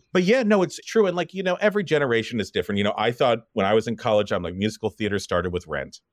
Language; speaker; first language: English; native; English